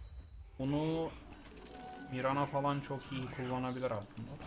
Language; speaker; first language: Turkish; native; Turkish